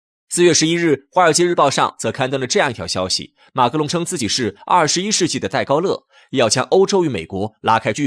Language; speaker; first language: Chinese; native; Chinese